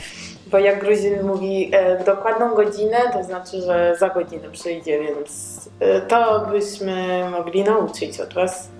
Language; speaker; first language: Polish; non-native, learner; Georgian